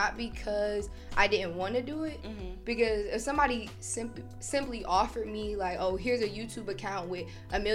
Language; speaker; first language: English; native; English